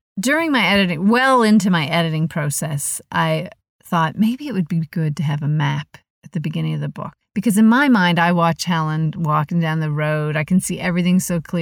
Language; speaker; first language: English; native; English